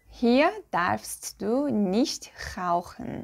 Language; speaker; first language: German; non-native, fluent; Portuguese